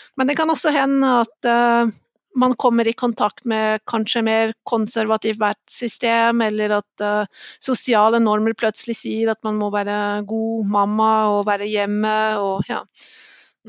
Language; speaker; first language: Norwegian; non-native, fluent; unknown